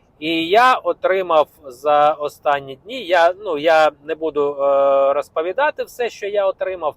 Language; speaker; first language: Ukrainian; non-native, local second language; Russian